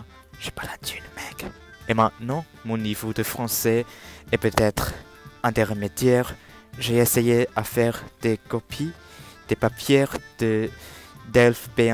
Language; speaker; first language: French; non-native, learner; Cantonese